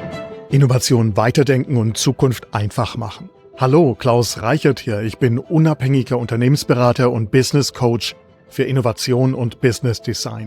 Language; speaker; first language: German; native; German